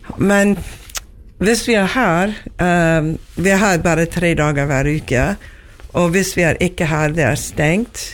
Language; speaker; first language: Norwegian; non-native, learner; English